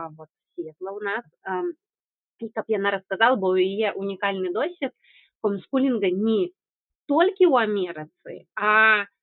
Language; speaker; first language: Belarusian; non-native, local second language; Russian